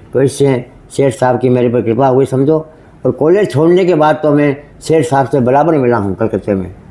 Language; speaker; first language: Hindi; native; Hindi